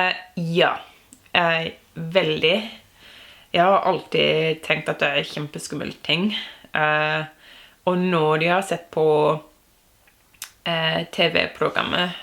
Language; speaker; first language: Norwegian; non-native, learner; English